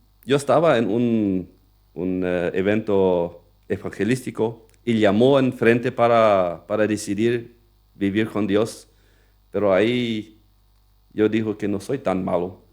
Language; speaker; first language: Spanish; non-native, local second language; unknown